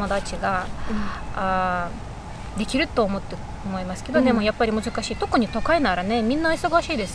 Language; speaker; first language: Japanese; non-native, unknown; Bashkir